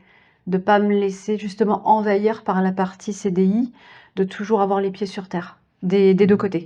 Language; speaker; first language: French; native; French